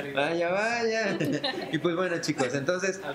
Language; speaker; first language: Spanish; native; Spanish